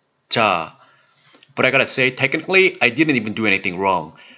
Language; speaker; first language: English; non-native, learner; Korean